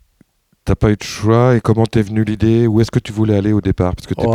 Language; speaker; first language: French; native; French